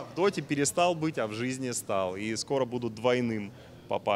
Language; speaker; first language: Russian; native; Russian